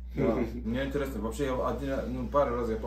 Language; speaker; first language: Russian; non-native, learner; Turkish